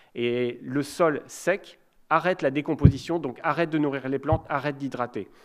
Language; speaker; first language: French; native; French